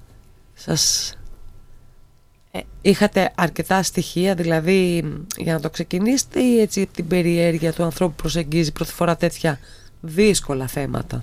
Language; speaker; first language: Greek; native; Greek